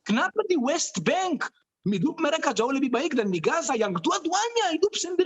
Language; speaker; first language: Indonesian; non-native, fluent; Hebrew